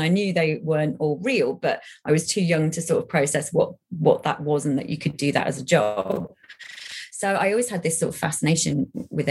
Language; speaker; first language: English; native; English